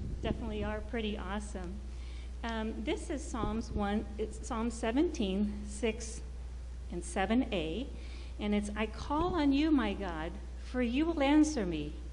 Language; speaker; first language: English; early bilingual, other home language; Spanish